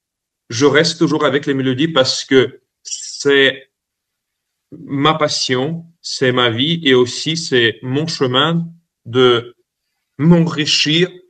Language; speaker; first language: French; non-native, fluent; Russian